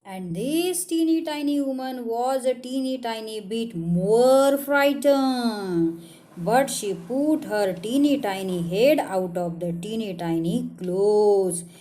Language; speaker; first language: English; non-native, local second language; Marathi